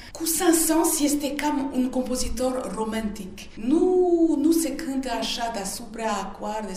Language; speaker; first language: Romanian; early bilingual, heritage; Romanian